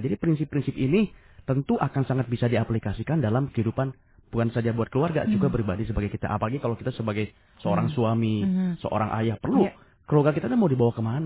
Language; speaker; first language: Indonesian; native; Indonesian